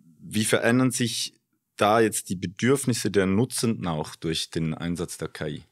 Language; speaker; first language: German; native; German